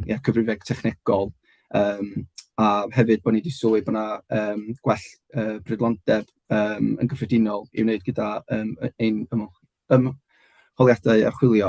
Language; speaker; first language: Welsh; native; Welsh